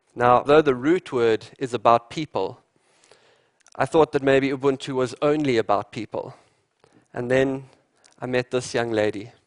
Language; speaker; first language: English; native; English